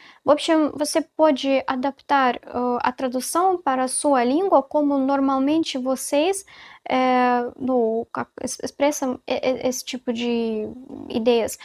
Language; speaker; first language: Portuguese; non-native, fluent; Russian